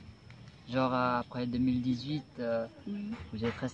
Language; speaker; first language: French; non-native, learner; Indonesian